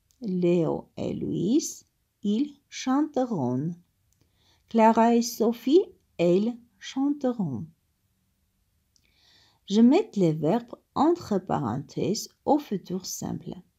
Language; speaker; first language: French; non-native, fluent; Armenian